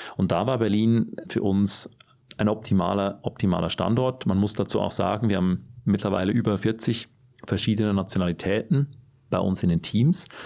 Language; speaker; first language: German; native; German